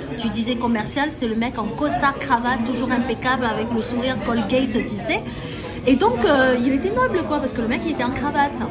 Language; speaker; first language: French; early bilingual, other home language; Chinese